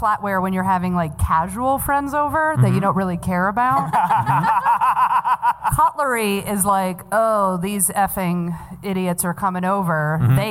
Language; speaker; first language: English; native; English